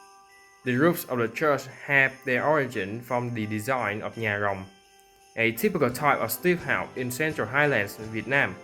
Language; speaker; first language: English; non-native, fluent; Vietnamese